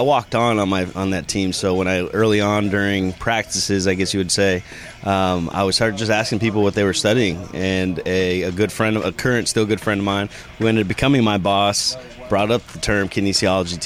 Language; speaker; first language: English; early bilingual, other home language; Spanish